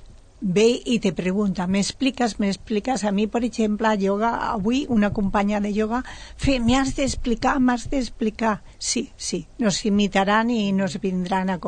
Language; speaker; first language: Catalan; non-native, local second language; Spanish